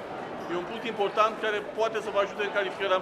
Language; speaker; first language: Romanian; native; Romanian